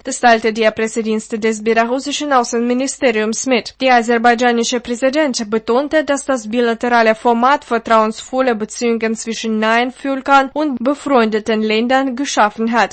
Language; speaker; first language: German; non-native, fluent; Russian